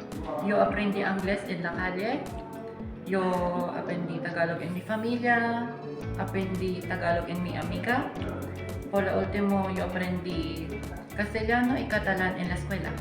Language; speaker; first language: Spanish; non-native, learner; Filipino